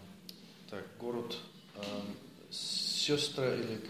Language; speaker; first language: Russian; non-native, fluent; Dutch